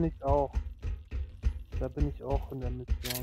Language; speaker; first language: German; native; German